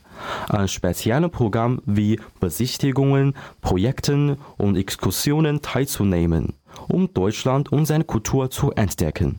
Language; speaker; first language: German; non-native, learner; Chinese